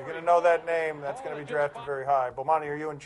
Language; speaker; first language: English; native; English